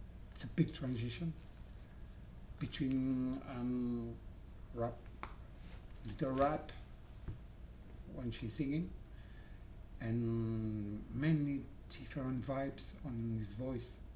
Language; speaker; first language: English; non-native, learner; French